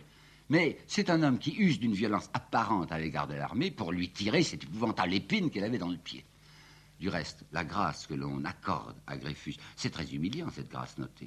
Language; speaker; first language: French; native; French